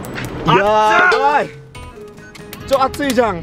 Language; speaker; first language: Japanese; non-native, fluent; Indonesian